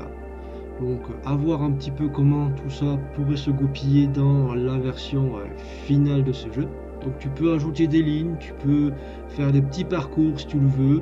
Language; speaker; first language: French; native; French